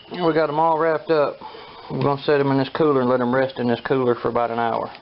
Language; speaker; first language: English; native; English